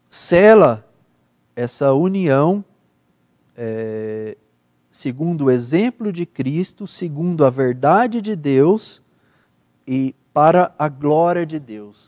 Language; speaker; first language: Portuguese; native; Portuguese